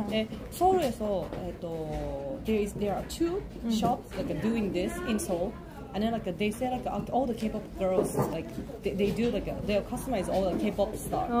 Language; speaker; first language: English; non-native, learner; Japanese